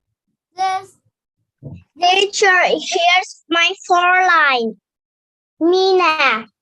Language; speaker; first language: English; non-native, learner; Vietnamese